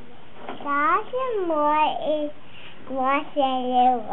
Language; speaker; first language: French; non-native, learner; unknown